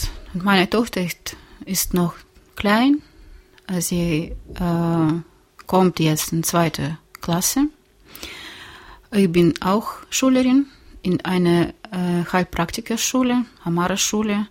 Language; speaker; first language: German; non-native, learner; Russian